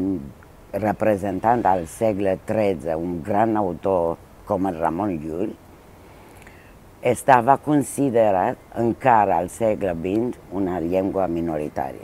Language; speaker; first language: Catalan; non-native, fluent; Romanian